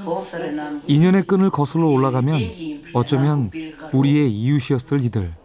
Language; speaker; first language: Korean; native; Korean